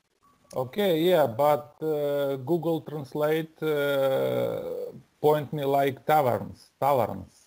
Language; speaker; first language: English; non-native, learner; Russian